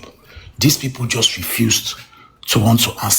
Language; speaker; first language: English; non-native, local second language; Yoruba